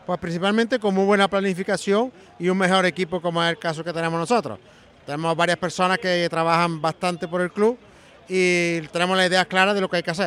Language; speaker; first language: Spanish; native; Spanish